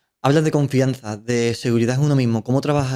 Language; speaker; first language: Spanish; native; Spanish